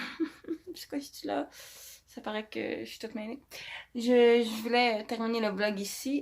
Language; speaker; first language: French; native; French